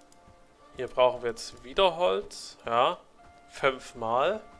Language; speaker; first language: German; native; German